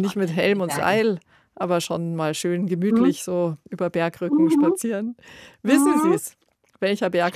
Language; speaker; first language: German; native; German